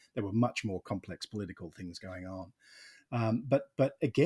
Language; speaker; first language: English; native; English